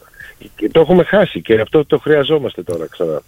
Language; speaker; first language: Greek; early bilingual, heritage; Greek